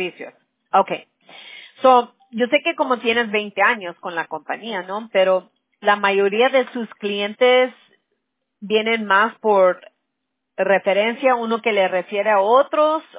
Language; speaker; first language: Spanish; early bilingual, heritage; Spanish